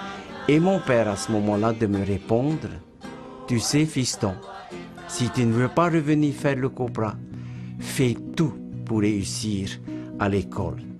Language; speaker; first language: French; native; French